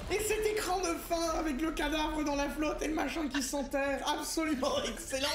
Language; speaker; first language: French; native; French